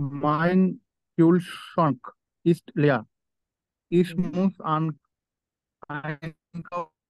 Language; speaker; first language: German; non-native, learner; Bangla